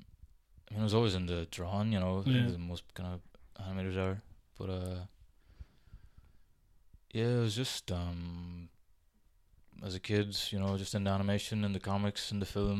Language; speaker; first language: English; native; English